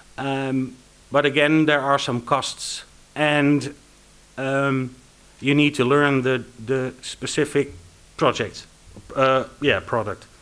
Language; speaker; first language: English; non-native, fluent; Dutch